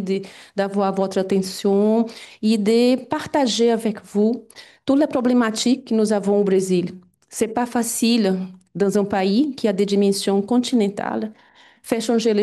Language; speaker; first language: French; non-native, fluent; Portuguese